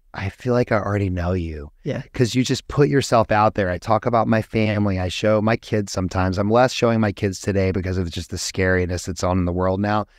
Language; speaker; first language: English; native; English